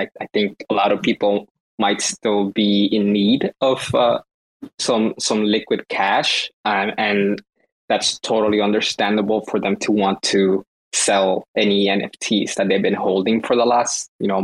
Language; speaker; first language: English; native; English